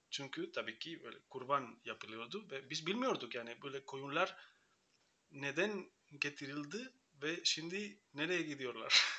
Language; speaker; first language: Turkish; non-native, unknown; Spanish